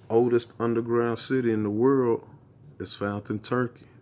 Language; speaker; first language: English; native; English